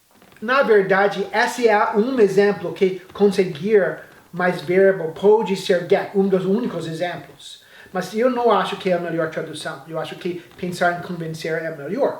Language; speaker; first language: Portuguese; non-native, fluent; English